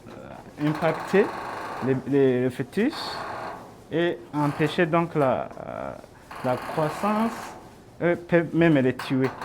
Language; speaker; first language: French; non-native, local second language; Rundi